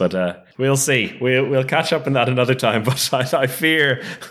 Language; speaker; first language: English; native; English